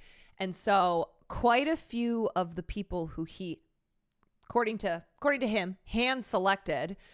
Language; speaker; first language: English; native; English